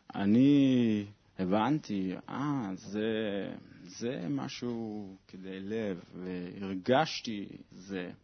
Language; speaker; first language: Hebrew; non-native, learner; Swiss German